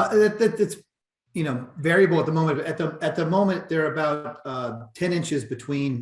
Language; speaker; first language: English; native; English